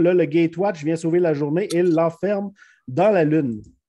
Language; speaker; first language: French; native; French